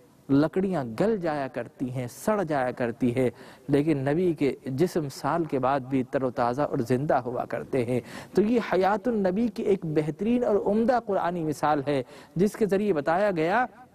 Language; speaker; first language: Urdu; native; Urdu